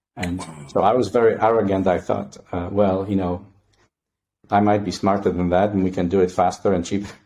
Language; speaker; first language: English; non-native, fluent; Polish